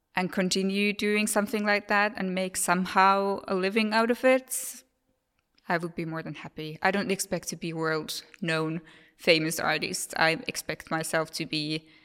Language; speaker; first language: English; non-native, fluent; Finnish